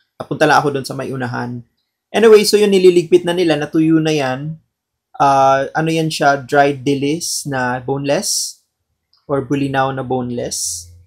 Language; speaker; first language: Filipino; non-native, local second language; Cebuano